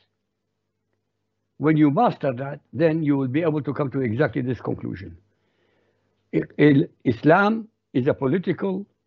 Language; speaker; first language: English; non-native, fluent; Arabic